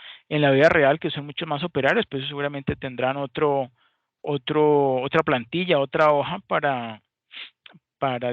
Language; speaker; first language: Spanish; native; Spanish